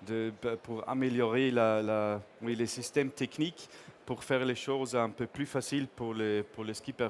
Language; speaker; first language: French; non-native, fluent; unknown